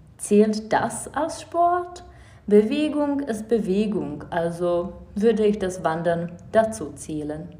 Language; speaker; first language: German; non-native, fluent; Czech